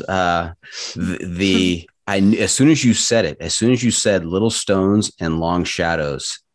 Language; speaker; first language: English; native; English